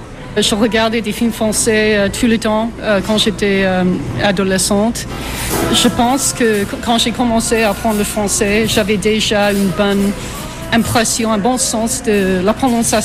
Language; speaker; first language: French; non-native, fluent; English